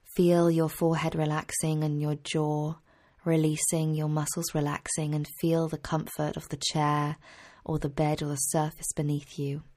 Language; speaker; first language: English; native; English